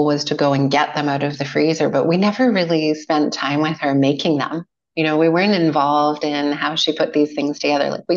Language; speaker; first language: English; native; English